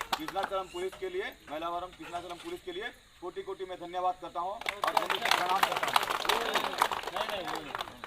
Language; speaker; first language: Hindi; non-native, local second language; Odia